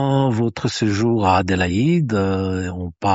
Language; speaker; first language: French; native; French